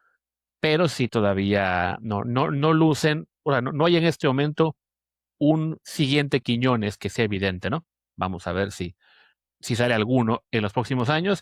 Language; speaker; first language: Spanish; native; Spanish